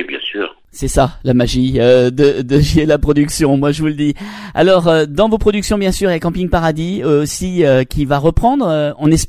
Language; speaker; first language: French; native; French